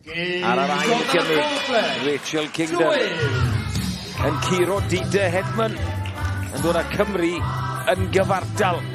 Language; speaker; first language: Welsh; native; Welsh